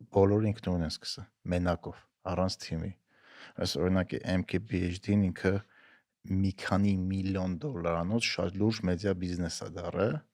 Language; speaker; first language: Armenian; native; Armenian